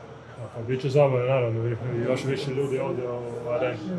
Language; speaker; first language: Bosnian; non-native, fluent; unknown